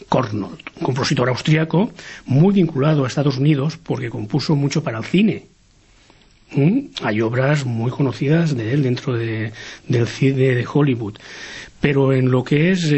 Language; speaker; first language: Spanish; native; Spanish